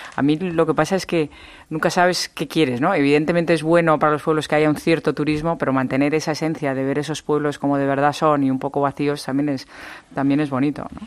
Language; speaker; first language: Spanish; native; Spanish